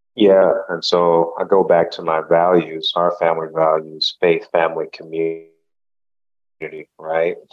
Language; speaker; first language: English; early bilingual, other home language; Haitian Creole